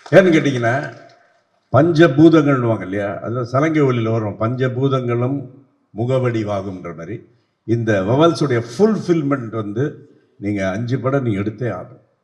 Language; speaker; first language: Tamil; native; Tamil